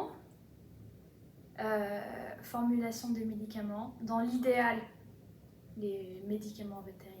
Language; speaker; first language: French; native; French